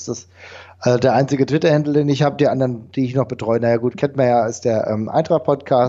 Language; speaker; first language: German; native; German